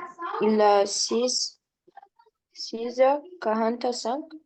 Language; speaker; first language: French; non-native, learner; Portuguese